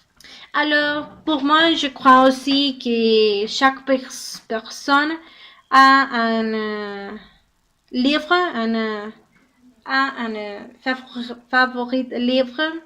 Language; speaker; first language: French; non-native, learner; Spanish